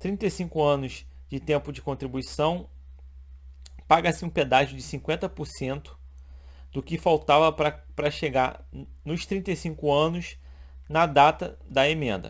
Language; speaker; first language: Portuguese; native; Portuguese